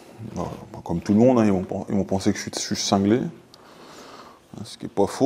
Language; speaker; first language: French; native; French